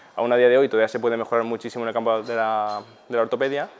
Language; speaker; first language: Spanish; native; Spanish